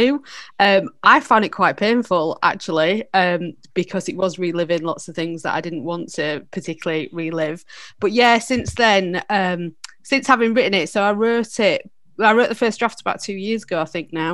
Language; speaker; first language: English; native; English